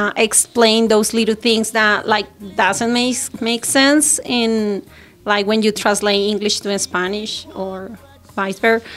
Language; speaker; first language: English; non-native, fluent; Spanish